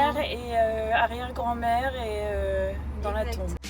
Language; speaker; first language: French; native; French